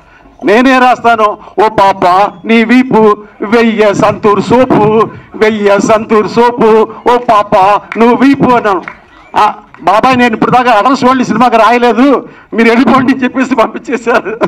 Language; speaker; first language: Telugu; native; Telugu